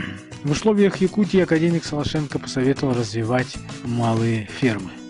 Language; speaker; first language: Russian; native; Russian